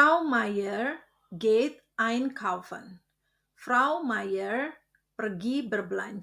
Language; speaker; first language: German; non-native, fluent; Indonesian